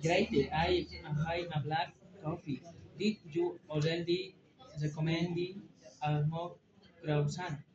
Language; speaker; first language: English; non-native, learner; Spanish